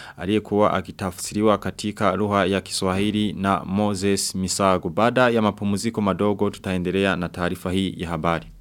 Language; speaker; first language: Swahili; non-native, local second language; Rundi